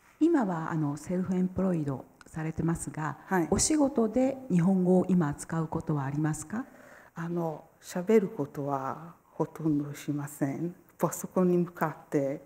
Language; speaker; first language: Japanese; non-native, fluent; Italian